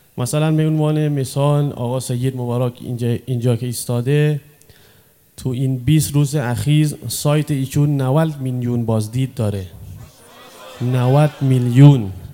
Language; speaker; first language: Persian; non-native, fluent; Thai